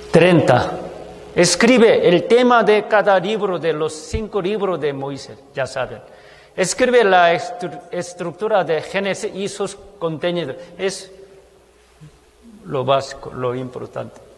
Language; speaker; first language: Spanish; non-native, fluent; Korean